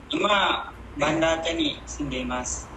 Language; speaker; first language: Japanese; non-native, learner; Indonesian